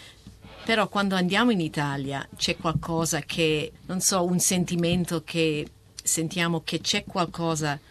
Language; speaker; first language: Italian; early bilingual, heritage; Italian